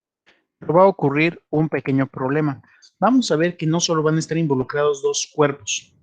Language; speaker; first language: Spanish; native; Spanish